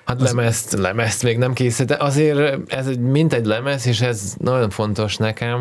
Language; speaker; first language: Hungarian; non-native, fluent; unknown